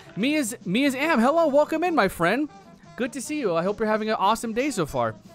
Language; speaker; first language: English; native; English